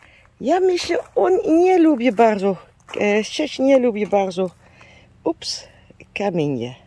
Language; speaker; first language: Polish; non-native, learner; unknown